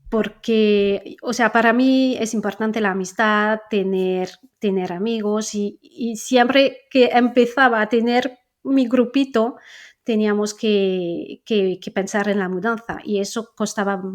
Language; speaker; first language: Spanish; non-native, fluent; French